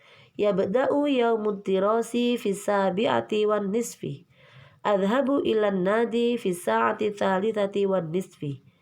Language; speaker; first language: Arabic; non-native, fluent; Indonesian